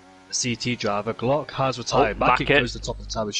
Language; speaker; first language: English; native; English